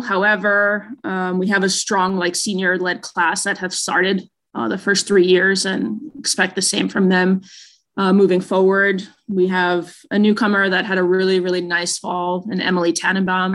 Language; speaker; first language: English; native; English